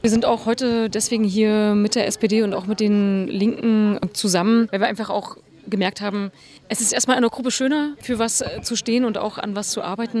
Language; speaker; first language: German; native; German